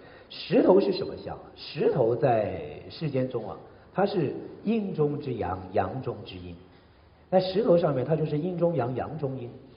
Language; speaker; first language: Chinese; native; Chinese